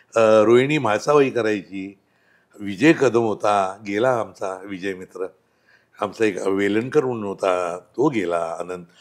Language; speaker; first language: Marathi; native; Marathi